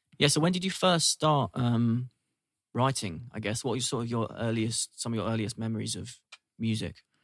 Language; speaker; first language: English; native; English